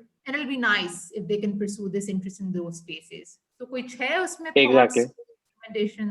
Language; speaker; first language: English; non-native, local second language; Hindi